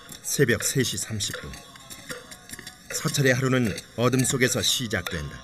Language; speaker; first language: Korean; native; Korean